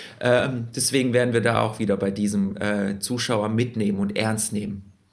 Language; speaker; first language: German; early bilingual, other home language; Russian